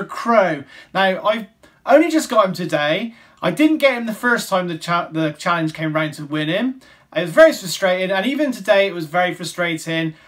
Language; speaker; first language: English; native; English